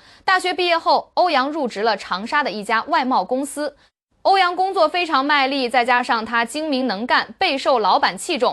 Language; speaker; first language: Chinese; native; Chinese